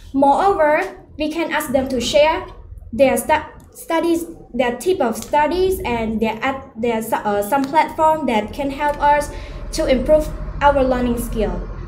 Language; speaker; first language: English; non-native, learner; Khmer